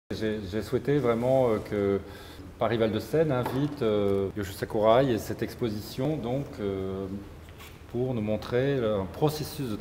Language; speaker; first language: French; native; French